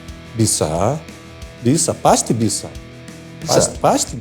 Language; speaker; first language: Indonesian; non-native, fluent; Portuguese